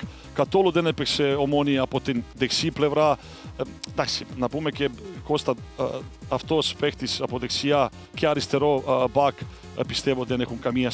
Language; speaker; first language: Greek; non-native, fluent; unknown